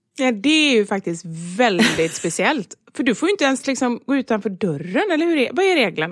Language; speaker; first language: Swedish; native; Swedish